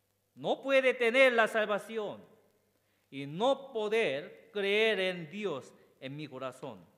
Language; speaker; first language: Spanish; non-native, learner; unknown